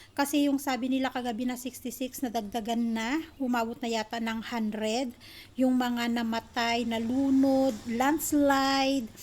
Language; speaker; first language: Filipino; native; Filipino